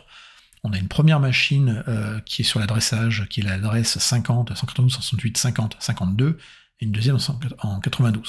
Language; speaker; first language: French; native; French